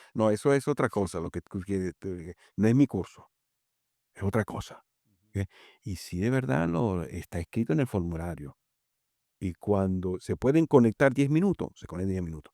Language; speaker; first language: Spanish; early bilingual, other home language; Italian